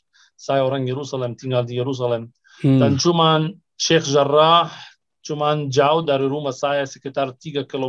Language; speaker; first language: Indonesian; non-native, fluent; Arabic